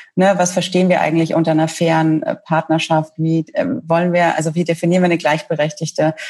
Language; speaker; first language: German; native; German